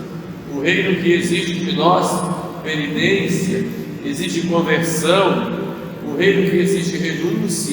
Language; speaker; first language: Portuguese; native; Portuguese